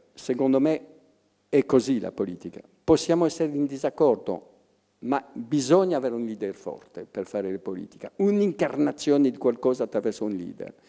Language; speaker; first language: Italian; non-native, fluent; French